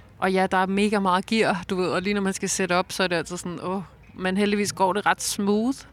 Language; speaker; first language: Danish; native; Danish